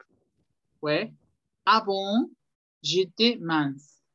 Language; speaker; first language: French; non-native, fluent; Spanish